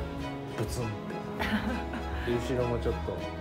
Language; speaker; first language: Japanese; native; Japanese